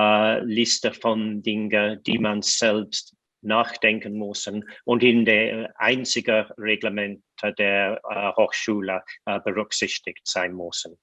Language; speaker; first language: German; non-native, fluent; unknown